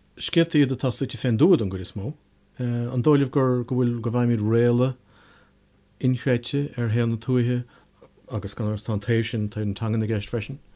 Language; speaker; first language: Irish; native; Irish